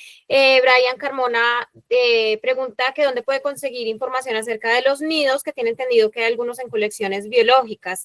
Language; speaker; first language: Spanish; native; Spanish